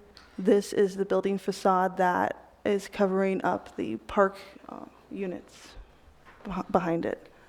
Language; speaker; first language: English; native; English